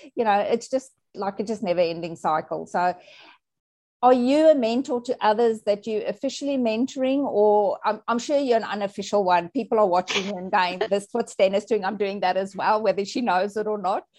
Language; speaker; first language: English; native; English